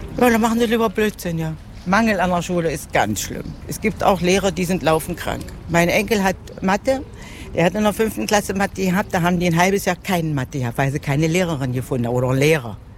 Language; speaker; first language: German; native; German